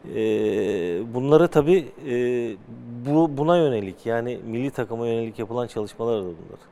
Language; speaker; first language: Turkish; native; Turkish